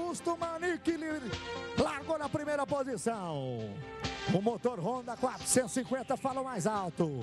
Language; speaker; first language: Portuguese; native; Portuguese